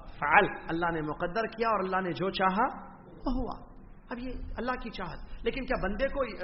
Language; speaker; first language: Urdu; native; Urdu